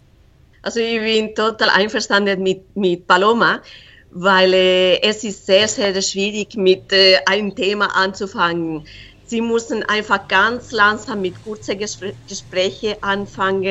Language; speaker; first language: German; non-native, fluent; Spanish